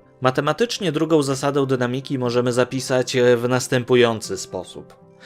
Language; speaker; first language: Polish; native; Polish